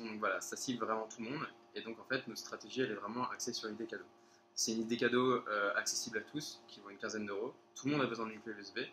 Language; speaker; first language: French; native; French